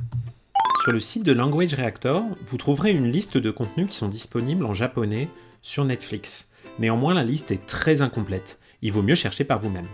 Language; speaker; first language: French; native; French